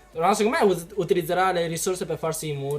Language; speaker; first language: Italian; early bilingual, other home language; Chinese